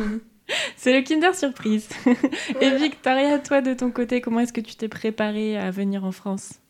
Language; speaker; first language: French; native; French